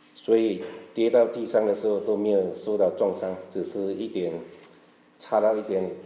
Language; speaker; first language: Chinese; native; Chinese